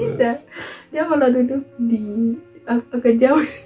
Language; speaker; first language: Indonesian; non-native, fluent; Russian